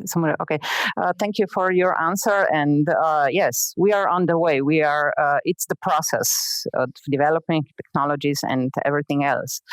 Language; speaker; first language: English; non-native, fluent; Slovenian